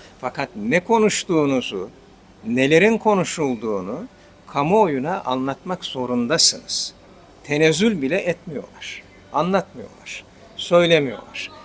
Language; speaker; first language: Turkish; native; Turkish